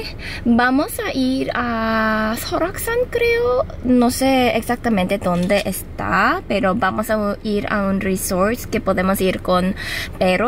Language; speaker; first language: Spanish; non-native, fluent; Korean